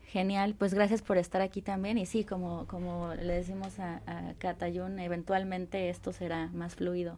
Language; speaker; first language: Spanish; native; Spanish